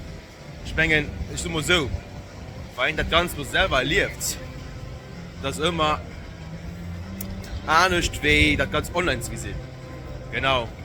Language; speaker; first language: German; non-native, local second language; Luxembourgish